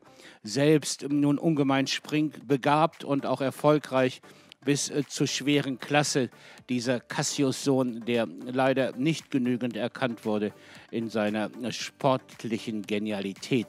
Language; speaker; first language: German; native; German